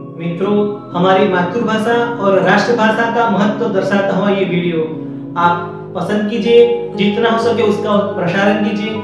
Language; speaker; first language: Hindi; non-native, local second language; Gujarati